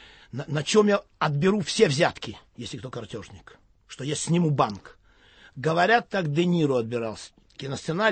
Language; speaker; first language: Russian; native; Russian